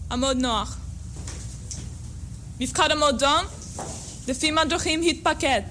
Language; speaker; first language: Hebrew; non-native, learner; English